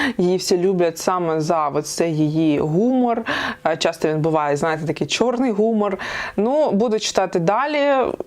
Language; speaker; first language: Ukrainian; non-native, local second language; Russian